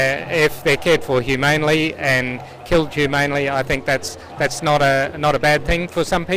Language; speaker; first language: English; native; English